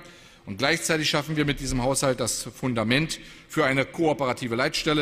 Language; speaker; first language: German; native; German